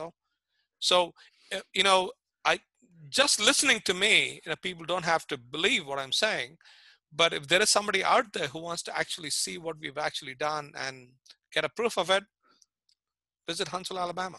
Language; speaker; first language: English; non-native, local second language; Tamil